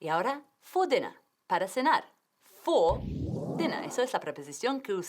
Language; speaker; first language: Spanish; non-native, fluent; English